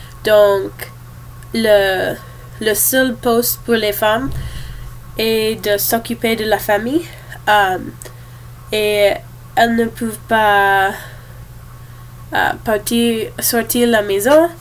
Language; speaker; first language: French; non-native, learner; English